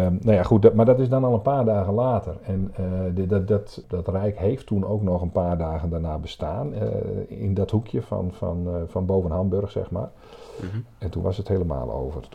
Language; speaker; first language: Dutch; native; Dutch